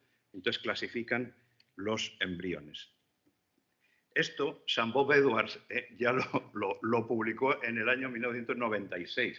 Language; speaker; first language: Spanish; native; Spanish